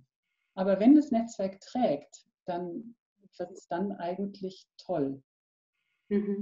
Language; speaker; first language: German; native; German